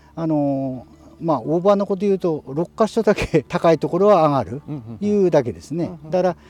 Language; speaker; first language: Japanese; native; Japanese